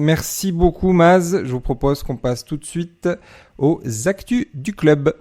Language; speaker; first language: French; native; French